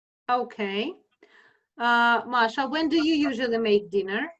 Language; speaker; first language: English; non-native, fluent; Russian